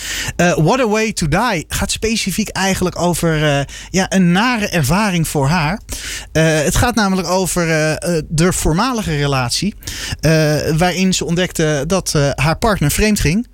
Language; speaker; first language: Dutch; native; Dutch